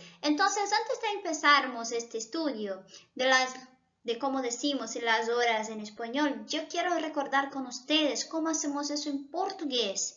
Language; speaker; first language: Spanish; non-native, fluent; Portuguese